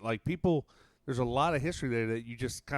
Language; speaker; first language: English; native; English